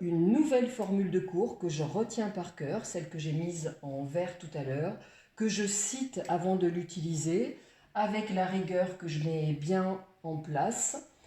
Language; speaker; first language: French; native; French